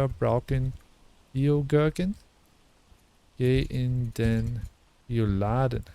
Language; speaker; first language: German; non-native, learner; English